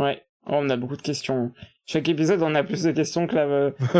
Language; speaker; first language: French; native; French